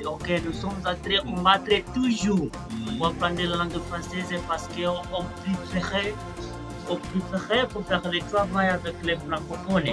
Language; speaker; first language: French; non-native, learner; Swahili